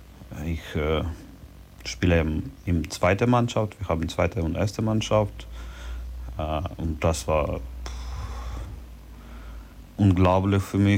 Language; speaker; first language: German; non-native, learner; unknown